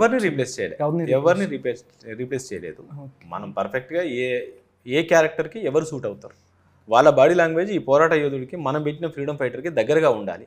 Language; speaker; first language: Telugu; native; Telugu